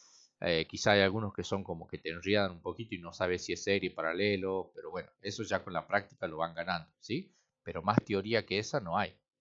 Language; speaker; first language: Spanish; native; Spanish